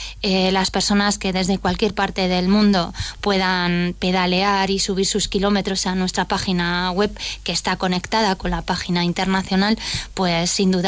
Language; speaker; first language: Spanish; native; Spanish